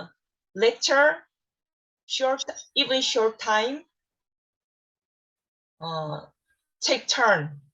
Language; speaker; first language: English; non-native, learner; Korean